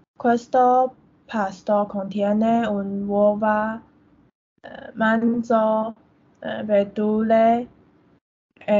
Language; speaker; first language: Italian; non-native, learner; Chinese